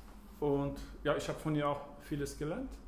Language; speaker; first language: German; early bilingual, other home language; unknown